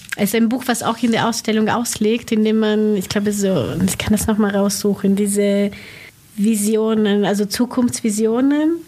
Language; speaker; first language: German; non-native, fluent; Italian